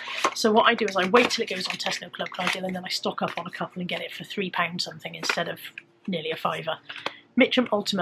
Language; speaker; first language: English; native; English